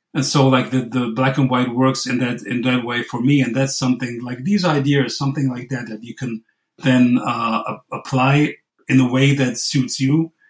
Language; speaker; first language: English; non-native, fluent; German